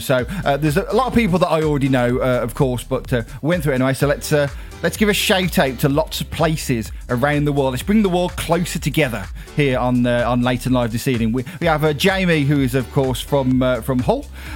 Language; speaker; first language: English; native; English